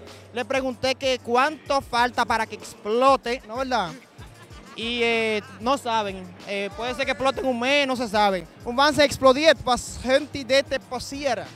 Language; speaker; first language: Spanish; native; Spanish